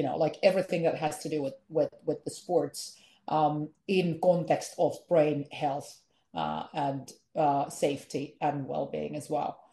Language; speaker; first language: English; non-native, fluent; Finnish